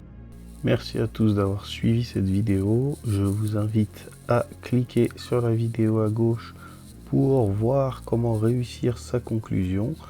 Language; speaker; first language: French; native; French